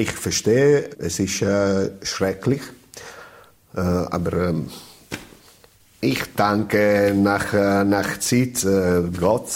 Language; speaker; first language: German; non-native, learner; Italian